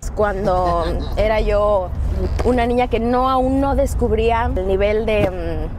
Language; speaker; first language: Spanish; native; Spanish